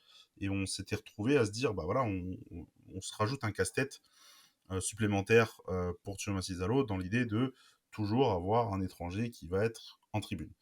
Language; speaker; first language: French; native; French